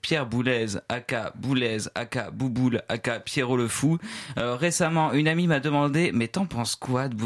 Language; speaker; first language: French; native; French